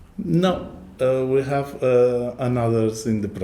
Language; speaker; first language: English; non-native, learner; Catalan